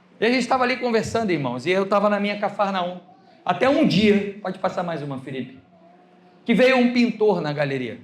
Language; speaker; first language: Portuguese; native; Portuguese